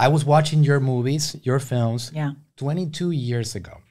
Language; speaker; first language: English; native; English